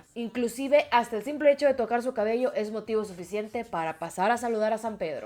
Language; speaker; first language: Spanish; native; Spanish